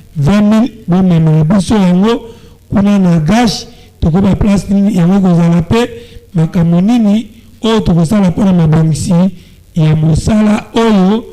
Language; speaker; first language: Lingala; native; Lingala